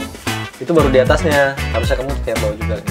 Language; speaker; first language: Indonesian; native; Indonesian